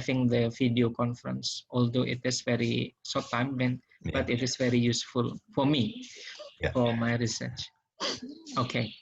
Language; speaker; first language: English; non-native, learner; Indonesian